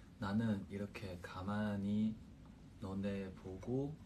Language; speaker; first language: Korean; non-native, fluent; Chinese